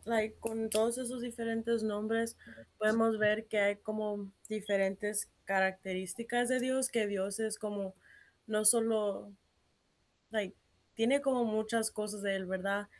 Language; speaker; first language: Spanish; early bilingual, heritage; Spanish